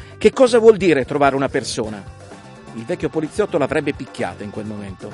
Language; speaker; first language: Italian; native; Italian